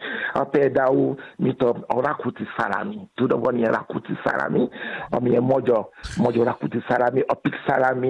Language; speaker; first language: Hungarian; non-native, learner; Yoruba